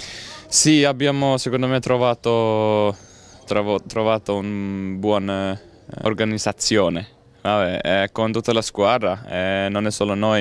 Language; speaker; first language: Italian; non-native, fluent; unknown